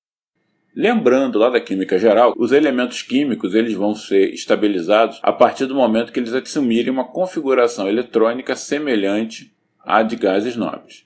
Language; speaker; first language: Portuguese; native; Portuguese